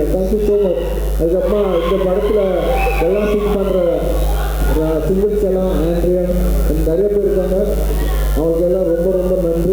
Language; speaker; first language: Tamil; non-native, local second language; Telugu